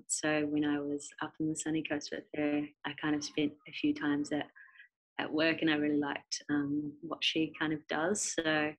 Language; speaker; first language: English; native; English